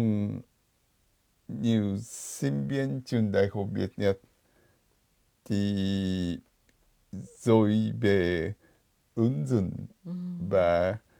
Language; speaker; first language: Vietnamese; non-native, fluent; Japanese